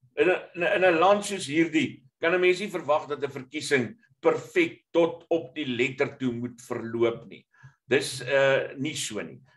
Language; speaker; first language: Afrikaans; native; Afrikaans